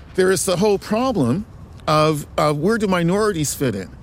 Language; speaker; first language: English; native; English